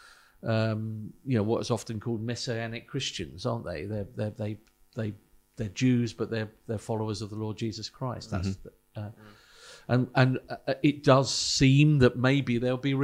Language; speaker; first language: English; native; English